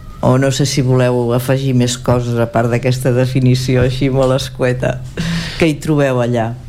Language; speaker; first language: Catalan; native; Catalan